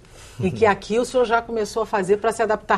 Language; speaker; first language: Portuguese; native; Portuguese